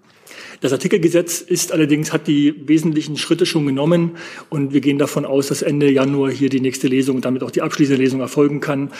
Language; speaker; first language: German; native; German